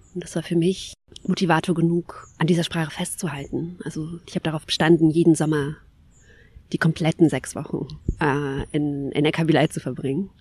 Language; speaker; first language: German; early bilingual, other home language; Kabyle